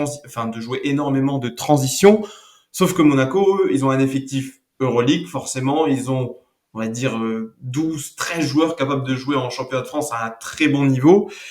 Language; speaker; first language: French; native; French